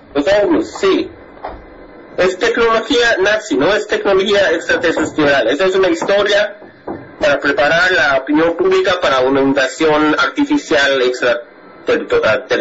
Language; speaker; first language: Spanish; non-native, fluent; English